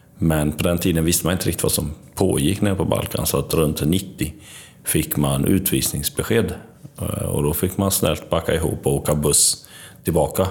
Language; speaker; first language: Swedish; early bilingual, other home language; Albanian